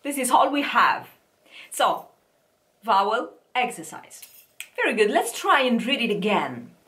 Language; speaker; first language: English; non-native, fluent; Italian